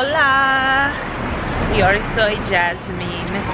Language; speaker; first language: Spanish; non-native, learner; English